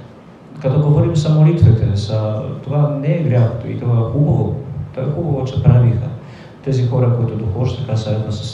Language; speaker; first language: Bulgarian; non-native, fluent; Polish